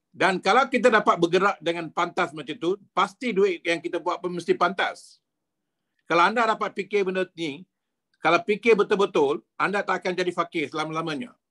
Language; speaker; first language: Malay; native; Malay